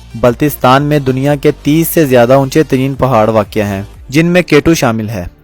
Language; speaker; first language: Urdu; non-native, local second language; Balti